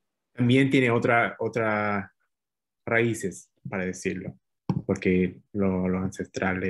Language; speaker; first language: Spanish; non-native, fluent; English